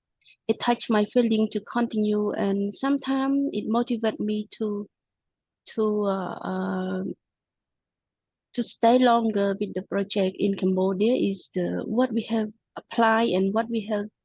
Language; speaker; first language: English; non-native, local second language; Khmer